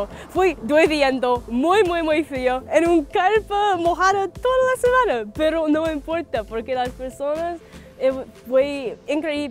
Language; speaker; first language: Spanish; non-native, learner; English